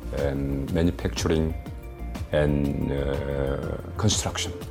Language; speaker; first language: English; non-native, learner; Korean